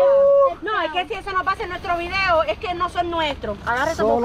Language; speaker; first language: Spanish; native; Spanish